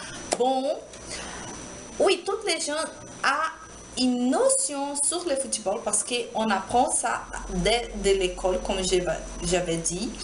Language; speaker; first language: French; non-native, learner; Portuguese